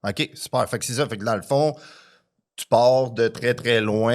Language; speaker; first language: French; native; French